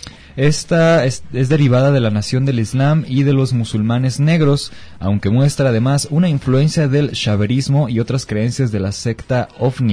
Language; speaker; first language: Spanish; native; Spanish